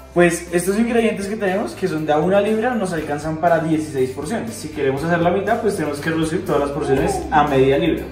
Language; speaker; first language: Spanish; native; Spanish